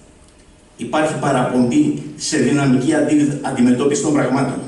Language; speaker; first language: Greek; native; Greek